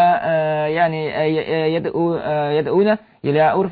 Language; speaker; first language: Arabic; non-native, learner; Chinese